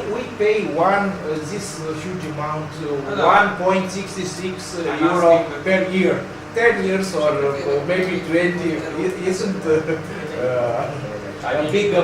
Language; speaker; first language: English; non-native, learner; Romanian